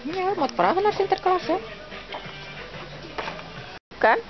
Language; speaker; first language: Dutch; non-native, learner; Indonesian